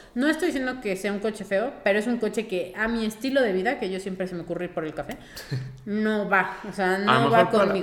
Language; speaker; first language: Spanish; native; Spanish